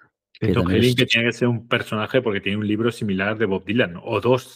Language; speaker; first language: Spanish; native; Spanish